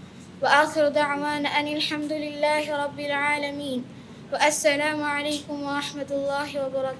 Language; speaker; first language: Arabic; non-native, learner; Bangla